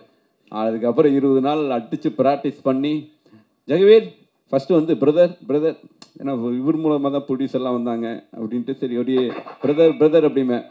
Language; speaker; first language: Tamil; native; Tamil